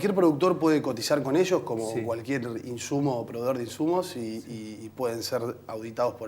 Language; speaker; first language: Spanish; native; Spanish